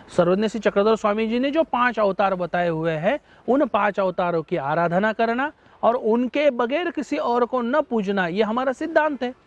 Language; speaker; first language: Hindi; non-native, local second language; Marathi